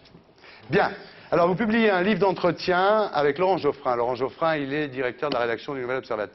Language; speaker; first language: French; native; French